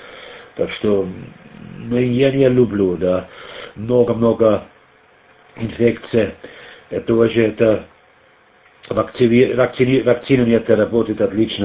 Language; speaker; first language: Russian; non-native, learner; German